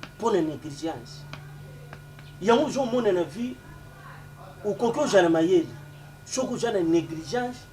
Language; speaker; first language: Lingala; non-native, local second language; Kongo